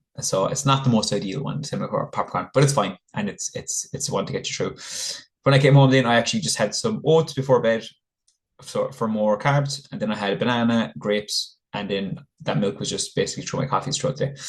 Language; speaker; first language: English; native; English